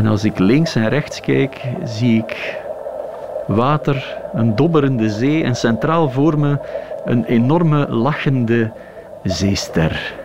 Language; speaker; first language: Dutch; native; Dutch